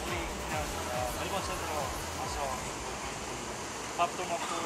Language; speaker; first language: Korean; non-native, learner; Persian